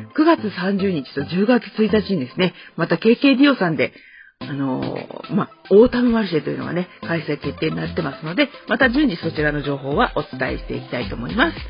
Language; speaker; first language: Japanese; native; Japanese